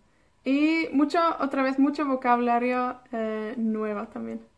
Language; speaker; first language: Spanish; non-native, fluent; Welsh